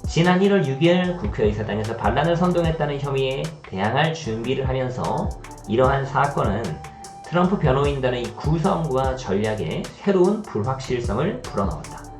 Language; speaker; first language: Korean; native; Korean